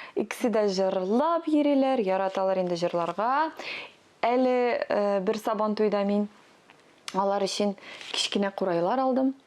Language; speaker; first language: Tatar; non-native, local second language; Russian